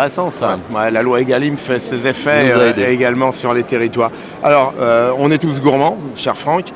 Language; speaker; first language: French; native; French